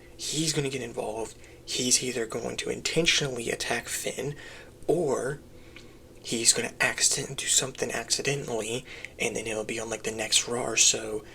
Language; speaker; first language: English; native; English